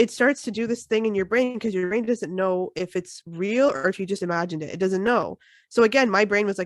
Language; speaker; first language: English; native; English